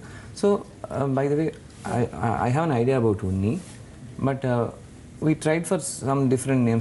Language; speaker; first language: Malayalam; non-native, learner; Telugu